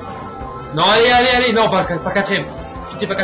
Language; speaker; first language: French; native; French